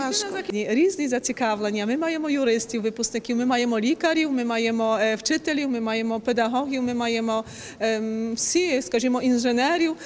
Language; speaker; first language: Ukrainian; early bilingual, heritage; Ukrainian